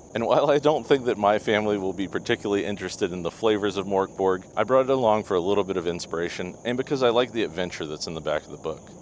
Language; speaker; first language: English; native; English